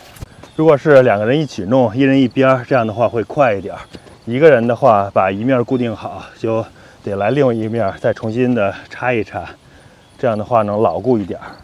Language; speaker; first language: Chinese; native; Chinese